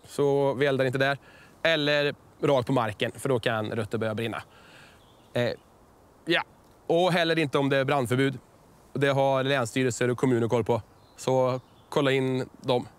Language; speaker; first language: Swedish; native; Swedish